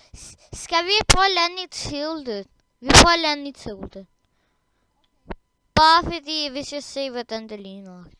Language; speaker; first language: Danish; early bilingual, other home language; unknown